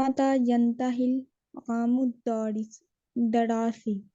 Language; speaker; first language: Arabic; non-native, learner; Urdu